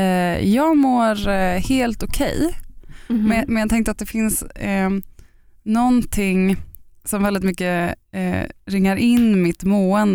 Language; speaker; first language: Swedish; native; Swedish